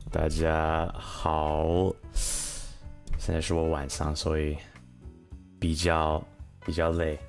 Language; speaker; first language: Chinese; non-native, learner; English